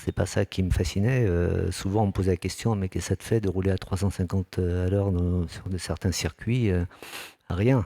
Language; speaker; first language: French; native; French